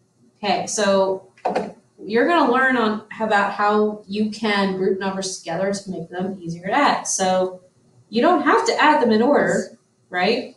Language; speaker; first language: English; native; English